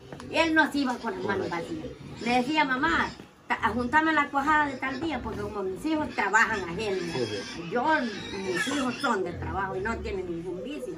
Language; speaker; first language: Spanish; native; Spanish